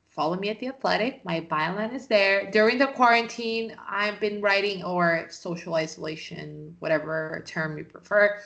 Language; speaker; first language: English; non-native, fluent; Portuguese